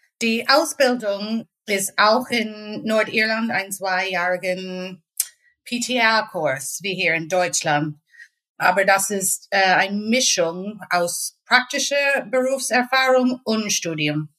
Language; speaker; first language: German; non-native, fluent; English